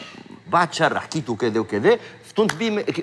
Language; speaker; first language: Arabic; native; Arabic